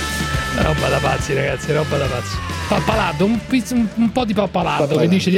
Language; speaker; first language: Italian; native; Italian